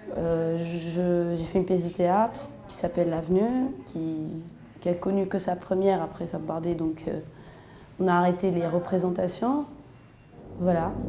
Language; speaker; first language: French; non-native, local second language; Arabic